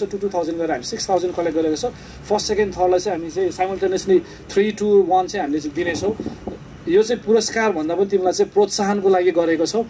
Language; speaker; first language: Nepali; native; Nepali